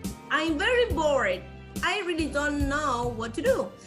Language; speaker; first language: English; non-native, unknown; Spanish